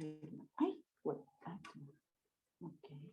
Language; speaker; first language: English; non-native, learner; Spanish